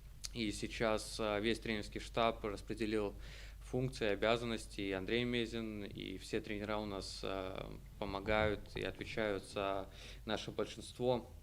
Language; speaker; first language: Russian; native; Russian